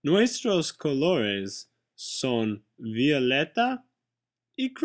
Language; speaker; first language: Spanish; non-native, learner; English